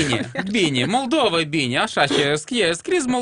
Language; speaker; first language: Romanian; non-native, local second language; Russian